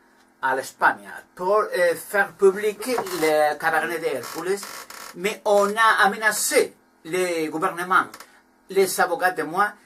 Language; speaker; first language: French; non-native, learner; Spanish